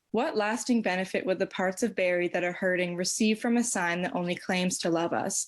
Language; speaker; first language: English; native; English